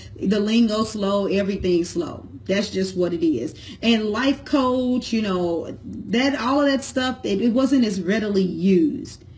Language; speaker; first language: English; native; English